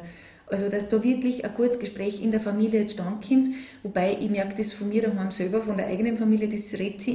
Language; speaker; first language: German; native; German